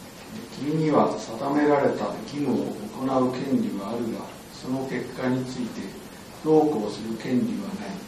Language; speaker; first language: Japanese; native; Japanese